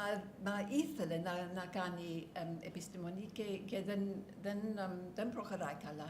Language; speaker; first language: Greek; non-native, learner; English